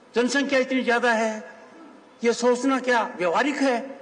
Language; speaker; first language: Hindi; native; Hindi